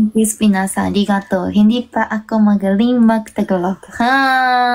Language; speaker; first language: Filipino; non-native, learner; Japanese